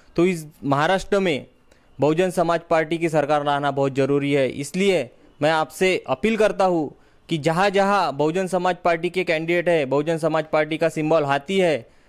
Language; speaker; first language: Hindi; non-native, local second language; Marathi